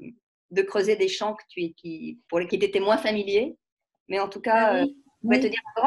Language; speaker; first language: French; native; French